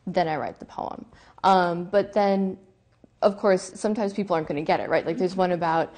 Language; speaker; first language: English; native; English